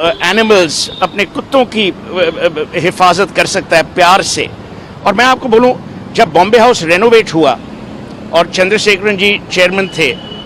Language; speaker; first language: Hindi; native; Hindi